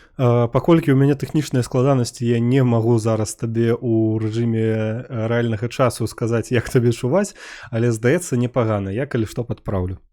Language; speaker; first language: Belarusian; non-native, local second language; Russian